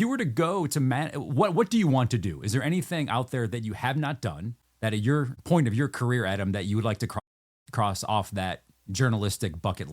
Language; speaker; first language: English; native; English